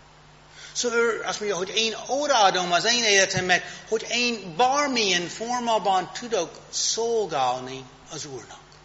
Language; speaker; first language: Hungarian; non-native, fluent; English